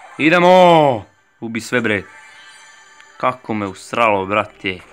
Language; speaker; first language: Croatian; early bilingual, heritage; Croatian